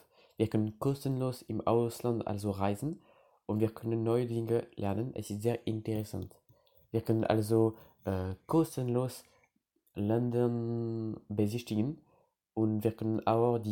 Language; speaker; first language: German; non-native, learner; French